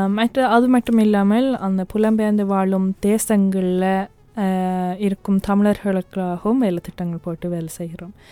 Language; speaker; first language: Tamil; native; Tamil